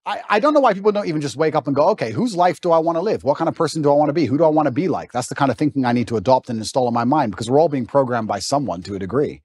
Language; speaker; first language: English; native; English